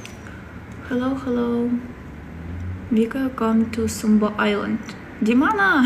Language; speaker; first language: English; non-native, learner; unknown